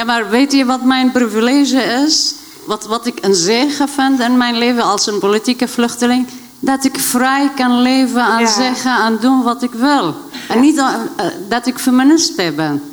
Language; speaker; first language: Dutch; non-native, fluent; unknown